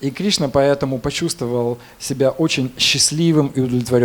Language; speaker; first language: Russian; native; Russian